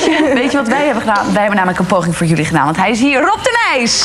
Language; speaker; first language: Dutch; native; Dutch